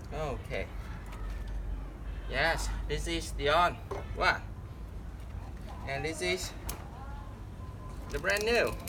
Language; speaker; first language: English; non-native, learner; Vietnamese